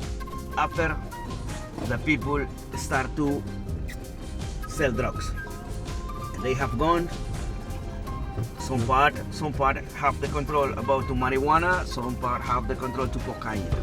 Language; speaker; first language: English; non-native, learner; Spanish